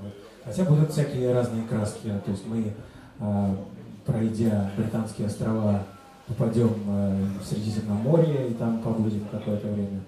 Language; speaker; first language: Russian; native; Russian